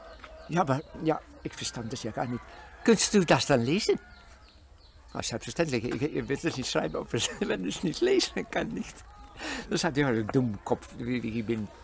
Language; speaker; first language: German; non-native, fluent; Dutch